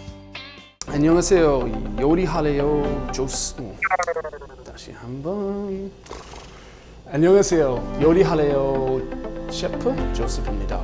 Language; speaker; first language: Korean; non-native, learner; English